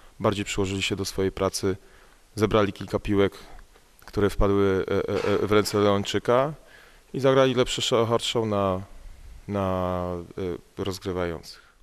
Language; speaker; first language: Polish; native; Polish